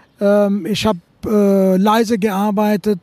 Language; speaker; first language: German; non-native, fluent; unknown